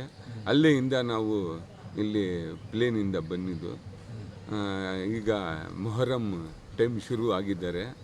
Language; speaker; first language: Kannada; non-native, local second language; Urdu